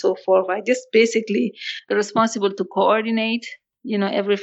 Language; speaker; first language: English; non-native, fluent; Wolof